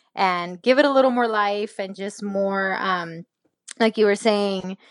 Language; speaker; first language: English; non-native, fluent; Spanish